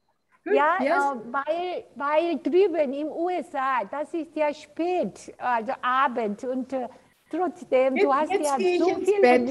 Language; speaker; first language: German; non-native, fluent; Korean